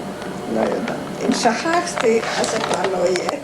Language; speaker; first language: Hebrew; non-native, fluent; Hungarian